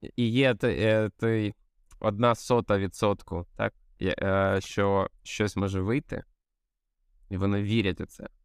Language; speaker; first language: Ukrainian; native; Ukrainian